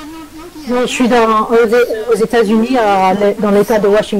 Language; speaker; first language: French; non-native, learner; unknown